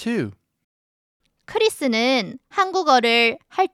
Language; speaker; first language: Korean; non-native, fluent; English